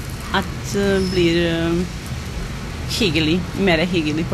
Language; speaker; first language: Norwegian; non-native, fluent; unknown